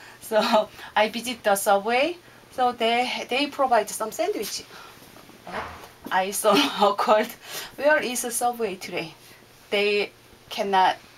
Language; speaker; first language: English; non-native, learner; Korean